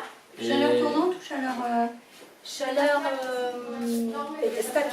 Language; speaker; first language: French; non-native, learner; Italian